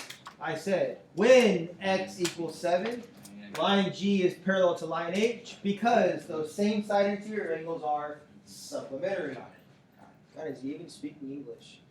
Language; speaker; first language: English; native; English